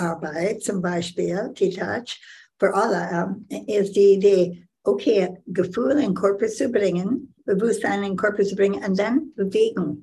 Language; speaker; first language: German; non-native, learner; English